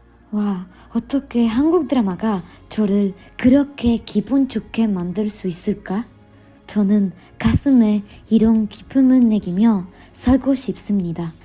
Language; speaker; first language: Korean; non-native, learner; Spanish